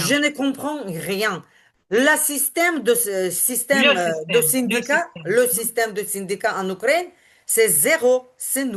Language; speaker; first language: French; non-native, learner; Ukrainian